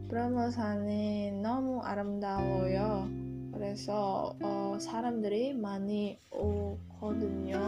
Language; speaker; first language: Korean; non-native, learner; Indonesian